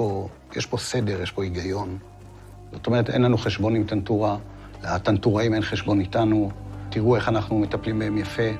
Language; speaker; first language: Hebrew; native; Hebrew